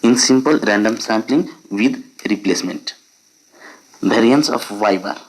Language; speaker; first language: English; non-native, local second language; Nepali